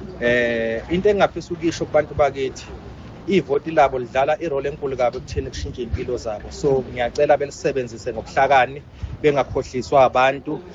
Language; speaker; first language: Zulu; native; Zulu